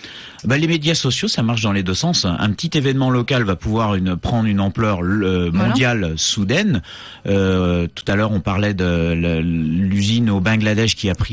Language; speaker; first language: French; native; French